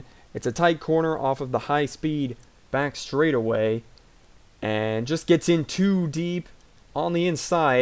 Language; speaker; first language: English; native; English